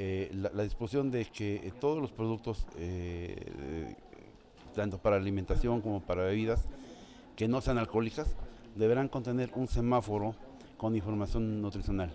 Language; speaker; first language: Spanish; native; Spanish